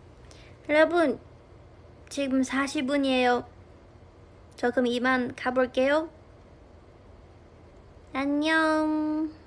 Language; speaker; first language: Korean; non-native, fluent; Chinese